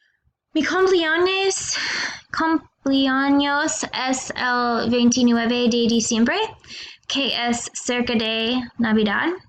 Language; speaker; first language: Spanish; non-native, learner; English